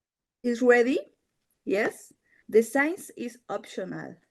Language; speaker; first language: English; non-native, learner; Spanish